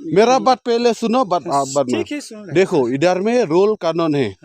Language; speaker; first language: Hindi; non-native, local second language; Khasi